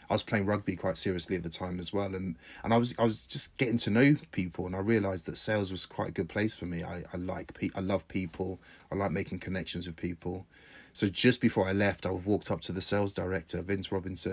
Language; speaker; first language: English; native; English